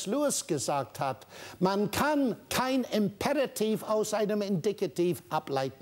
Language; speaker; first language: German; non-native, fluent; English